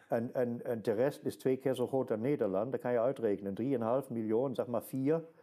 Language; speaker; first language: Dutch; non-native, fluent; German